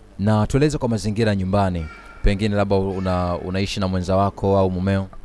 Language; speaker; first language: Swahili; native; Swahili